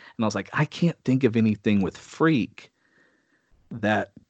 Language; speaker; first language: English; native; English